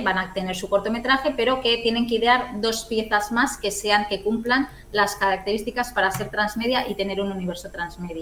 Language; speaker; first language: Spanish; native; Spanish